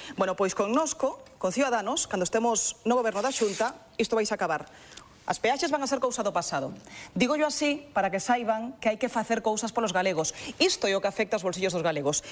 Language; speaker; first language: Galician; non-native, local second language; Spanish